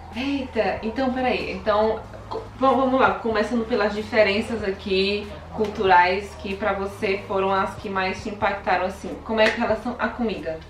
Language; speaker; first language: Portuguese; native; Portuguese